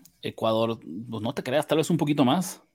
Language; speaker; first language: Spanish; native; Spanish